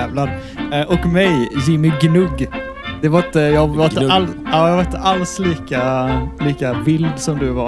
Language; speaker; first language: Swedish; native; Swedish